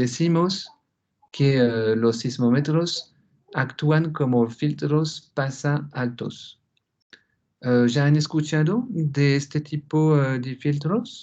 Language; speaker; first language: Spanish; non-native, fluent; French